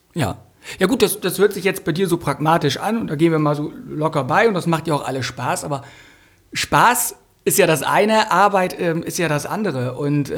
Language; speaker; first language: German; native; German